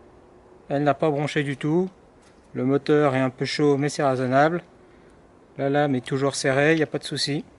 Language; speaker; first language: French; native; French